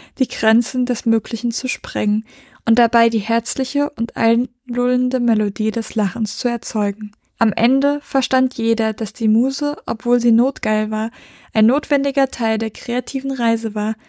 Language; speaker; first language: German; native; German